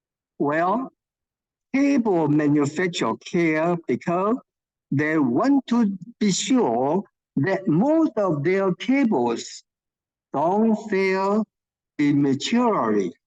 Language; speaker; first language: English; non-native, fluent; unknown